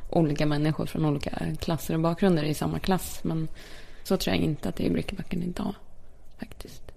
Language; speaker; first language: Swedish; early bilingual, other home language; Polish